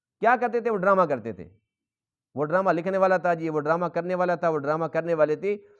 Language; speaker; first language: Urdu; non-native, local second language; Saraiki